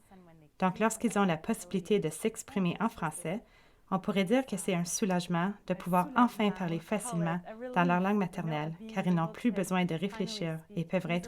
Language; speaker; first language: French; native; French